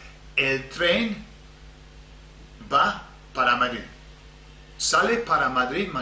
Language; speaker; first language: Spanish; non-native, fluent; English